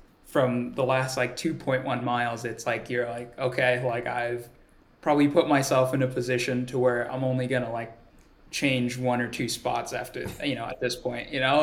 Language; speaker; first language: English; early bilingual, other home language; Swahili